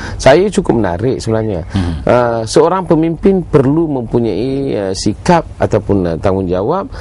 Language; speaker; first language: Malay; non-native, local second language; Tamil